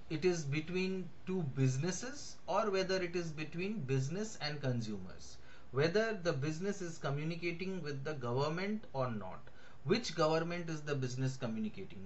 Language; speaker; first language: English; non-native, local second language; Bangla